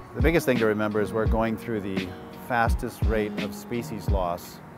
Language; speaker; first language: English; native; English